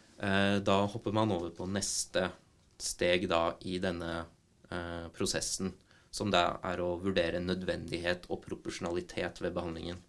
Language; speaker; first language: Norwegian; native; Norwegian